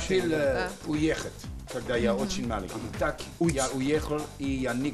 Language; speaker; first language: Russian; non-native, learner; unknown